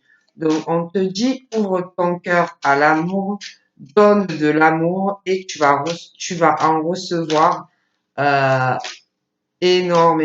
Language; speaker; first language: French; native; French